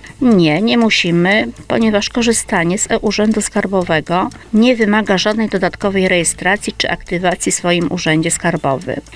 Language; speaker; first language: Polish; native; Polish